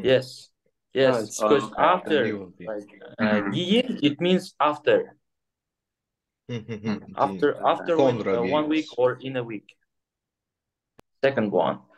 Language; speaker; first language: English; non-native, fluent; Kyrgyz